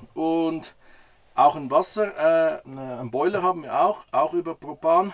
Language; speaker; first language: German; native; German